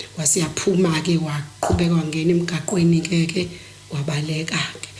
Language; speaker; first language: Zulu; native; Zulu